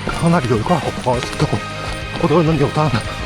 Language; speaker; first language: Chinese; native; Chinese